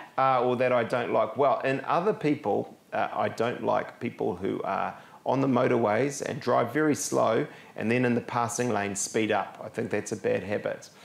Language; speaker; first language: English; native; English